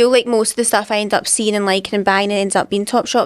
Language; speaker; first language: English; native; English